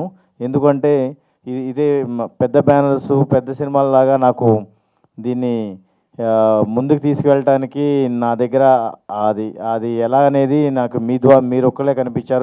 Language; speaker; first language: Telugu; native; Telugu